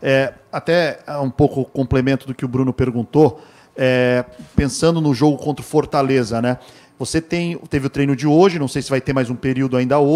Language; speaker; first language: Portuguese; native; Portuguese